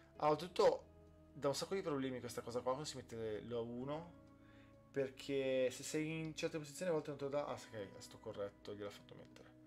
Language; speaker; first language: Italian; native; Italian